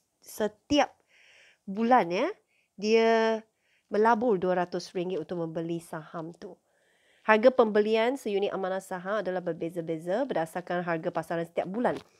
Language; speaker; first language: Malay; non-native, local second language; Chinese